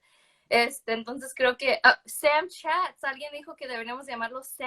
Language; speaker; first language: Spanish; early bilingual, other home language; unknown